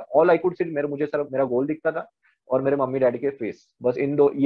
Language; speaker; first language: Hindi; non-native, local second language; Marathi